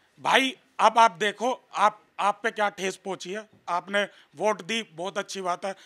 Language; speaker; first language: Hindi; native; Hindi